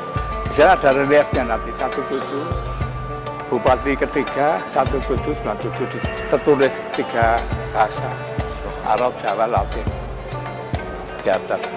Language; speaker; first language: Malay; non-native, local second language; Javanese